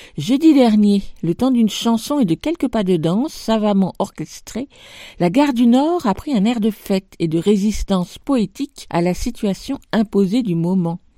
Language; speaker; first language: French; native; French